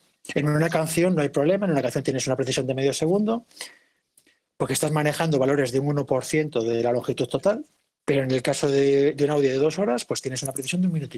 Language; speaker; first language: Spanish; native; Spanish